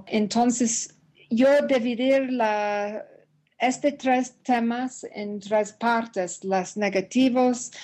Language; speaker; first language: Spanish; non-native, learner; English